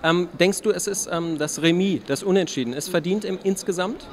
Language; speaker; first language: German; native; German